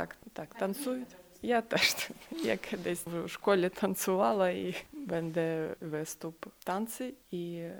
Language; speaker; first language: Polish; non-native, learner; Ukrainian